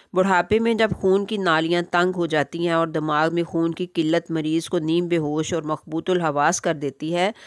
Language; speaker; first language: Urdu; native; Urdu